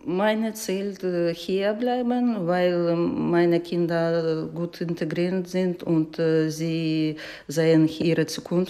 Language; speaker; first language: German; non-native, learner; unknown